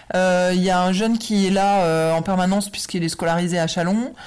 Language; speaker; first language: French; native; French